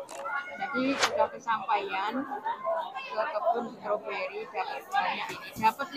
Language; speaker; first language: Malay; non-native, local second language; Javanese